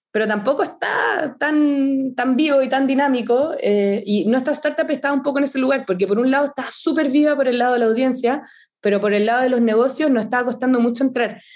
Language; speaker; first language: Spanish; native; Spanish